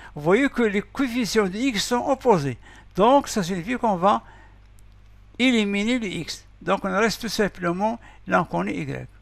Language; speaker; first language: French; non-native, local second language; Arabic